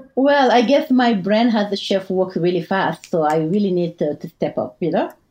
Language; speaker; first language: English; non-native, fluent; French